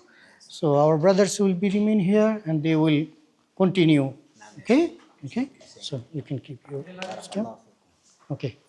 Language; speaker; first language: English; non-native, learner; Bangla